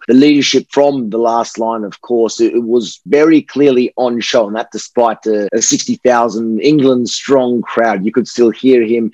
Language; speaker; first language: English; native; English